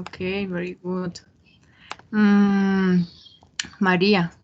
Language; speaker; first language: English; non-native, fluent; Spanish